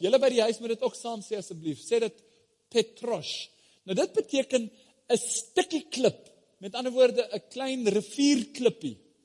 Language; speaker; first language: Afrikaans; non-native, fluent; English